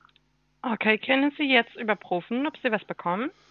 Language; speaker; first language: German; non-native, learner; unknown